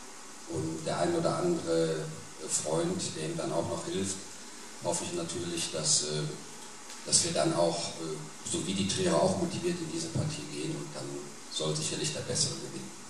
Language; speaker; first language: German; native; German